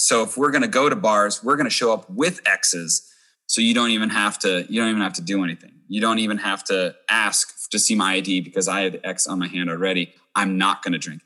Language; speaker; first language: English; native; English